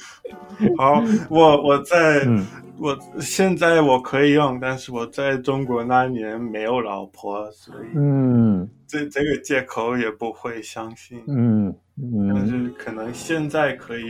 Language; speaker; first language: Chinese; non-native, fluent; English